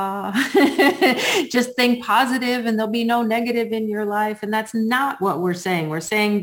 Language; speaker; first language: English; native; English